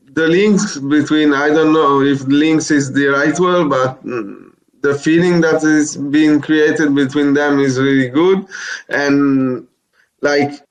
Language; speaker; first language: English; non-native, fluent; Italian